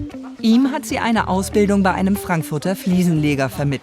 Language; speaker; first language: German; native; German